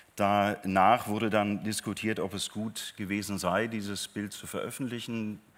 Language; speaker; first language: German; native; German